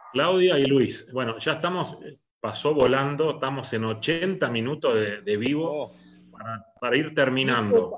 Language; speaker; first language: Spanish; native; Spanish